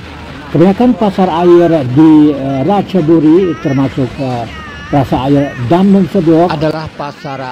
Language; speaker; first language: Malay; native; Malay